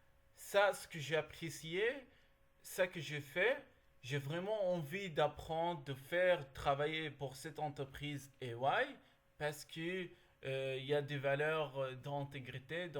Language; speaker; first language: French; non-native, learner; Arabic